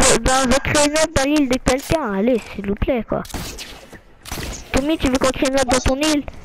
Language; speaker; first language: French; native; French